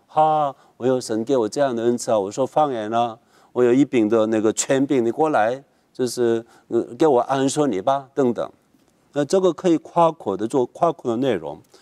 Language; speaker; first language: Chinese; non-native, fluent; Korean